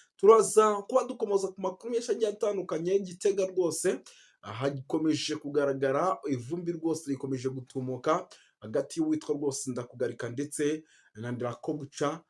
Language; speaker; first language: Kinyarwanda; native; Kinyarwanda